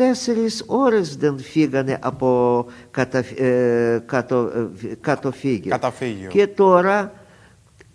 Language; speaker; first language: Greek; non-native, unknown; Russian